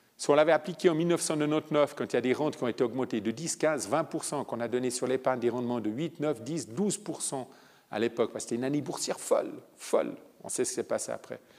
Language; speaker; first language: French; early bilingual, other home language; Italian